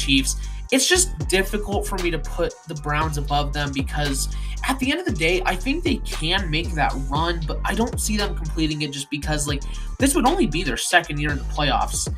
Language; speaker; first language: English; native; English